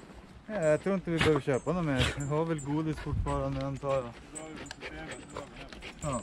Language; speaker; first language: Swedish; native; Swedish